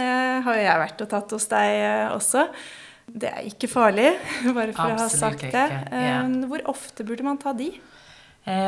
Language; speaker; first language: Norwegian; native; Norwegian